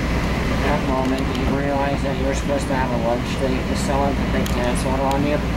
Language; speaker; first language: English; native; English